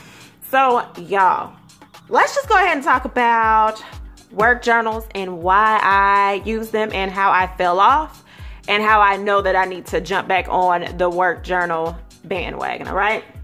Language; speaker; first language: English; native; English